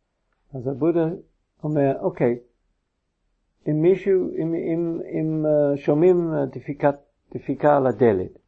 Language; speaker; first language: Hebrew; non-native, fluent; English